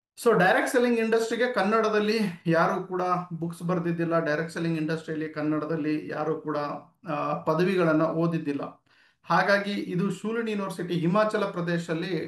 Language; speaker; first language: Kannada; native; Kannada